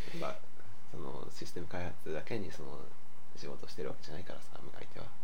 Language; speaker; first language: Japanese; early bilingual, heritage; Japanese